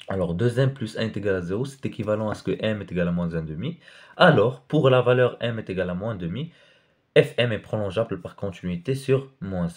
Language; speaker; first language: French; non-native, local second language; Arabic